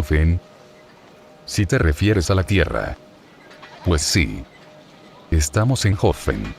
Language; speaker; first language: Spanish; native; Spanish